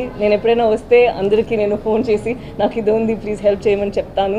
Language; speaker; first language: Telugu; non-native, learner; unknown